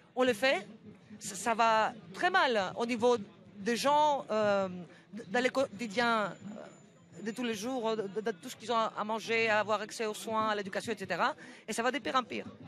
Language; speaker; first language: French; non-native, fluent; Greek